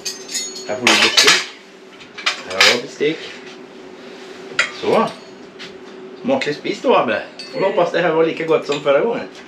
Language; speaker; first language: Swedish; native; Swedish